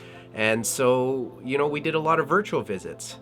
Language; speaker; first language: English; native; English